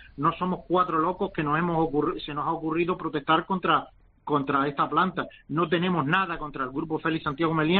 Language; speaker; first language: Spanish; native; Spanish